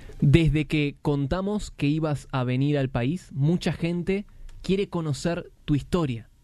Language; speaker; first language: Spanish; native; Spanish